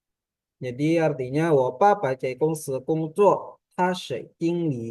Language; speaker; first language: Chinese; non-native, fluent; Indonesian